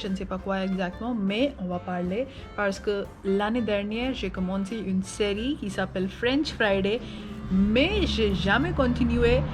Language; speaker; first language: French; non-native, learner; Hindi